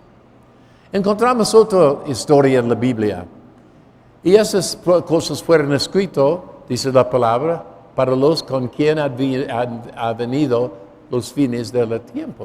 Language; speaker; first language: Spanish; non-native, fluent; English